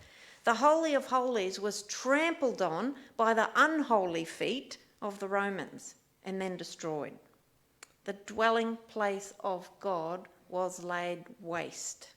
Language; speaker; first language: English; native; English